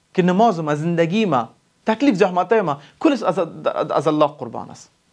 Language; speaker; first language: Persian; non-native, local second language; Pashto